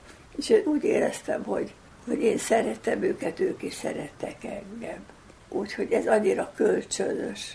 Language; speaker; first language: Hungarian; native; Hungarian